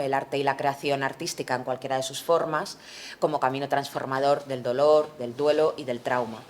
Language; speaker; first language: Spanish; native; Spanish